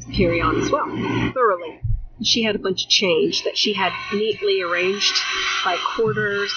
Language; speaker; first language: English; early bilingual, other home language; Spanish